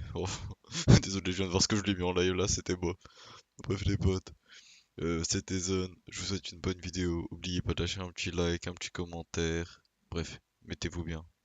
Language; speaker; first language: French; native; French